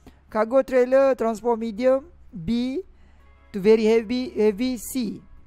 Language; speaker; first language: English; non-native, local second language; Malay